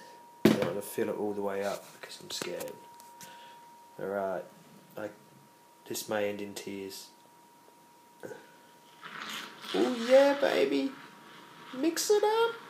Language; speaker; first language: English; native; English